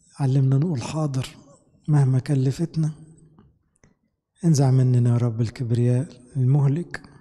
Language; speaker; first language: Arabic; native; Arabic